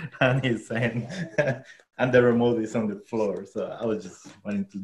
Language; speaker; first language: English; non-native, fluent; Spanish